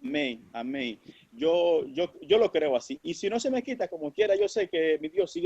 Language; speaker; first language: Spanish; native; Spanish